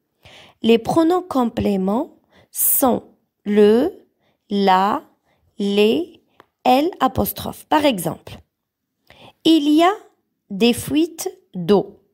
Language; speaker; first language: French; non-native, local second language; Arabic